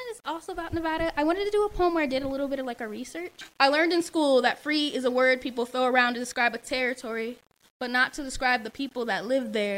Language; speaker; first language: English; native; English